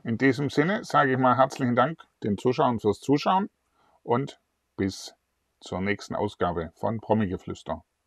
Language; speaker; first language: German; native; German